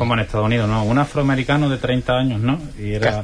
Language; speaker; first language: Spanish; native; Spanish